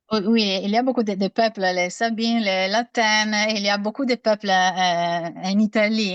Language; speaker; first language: French; non-native, learner; Italian